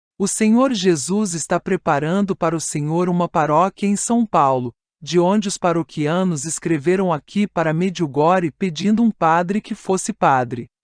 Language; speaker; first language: Portuguese; non-native, fluent; Italian